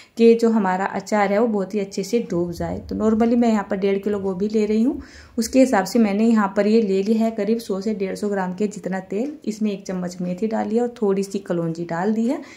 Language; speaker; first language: Hindi; native; Hindi